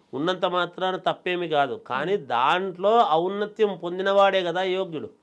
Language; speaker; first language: Telugu; native; Telugu